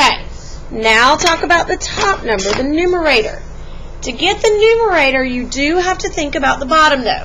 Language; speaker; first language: English; native; English